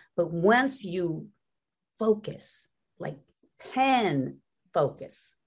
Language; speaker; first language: English; native; English